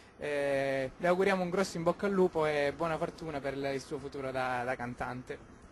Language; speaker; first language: Italian; native; Italian